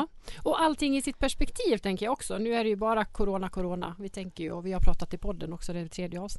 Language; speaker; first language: Swedish; native; Swedish